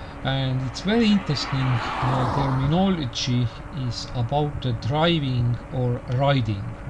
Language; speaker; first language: English; non-native, learner; Estonian